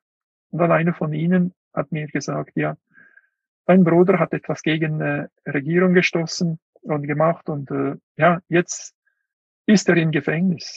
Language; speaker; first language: German; non-native, fluent; Uyghur